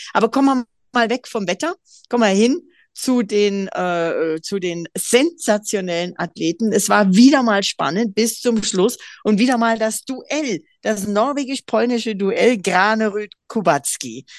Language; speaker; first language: German; native; German